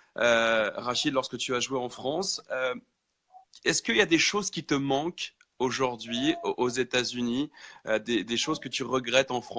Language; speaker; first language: French; native; French